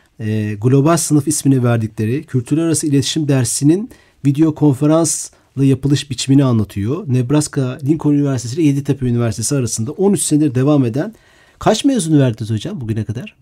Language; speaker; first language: Turkish; native; Turkish